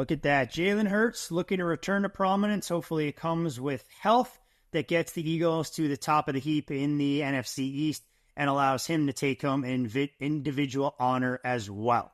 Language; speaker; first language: English; native; English